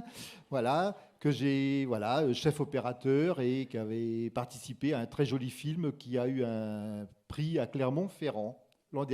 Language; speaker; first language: French; native; French